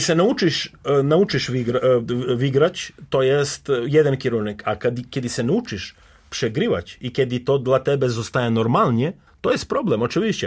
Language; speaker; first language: Polish; non-native, learner; Serbian